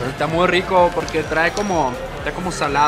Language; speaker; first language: Spanish; non-native, fluent; German